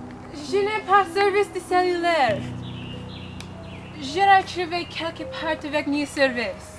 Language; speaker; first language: French; non-native, learner; English